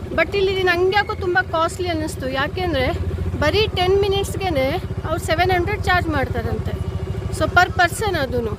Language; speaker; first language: Kannada; non-native, local second language; Konkani